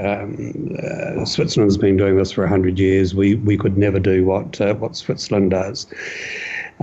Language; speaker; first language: English; native; English